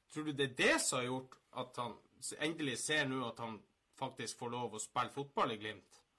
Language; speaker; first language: Norwegian; native; Norwegian